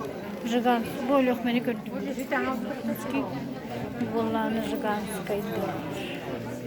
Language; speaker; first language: Russian; non-native, local second language; Yakut